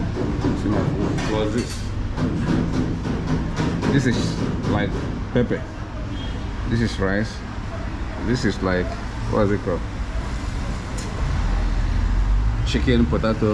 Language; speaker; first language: English; non-native, learner; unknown